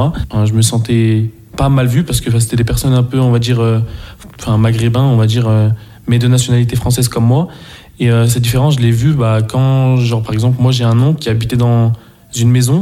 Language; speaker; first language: French; native; French